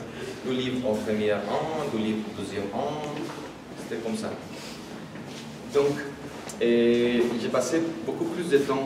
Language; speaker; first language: French; non-native, fluent; Spanish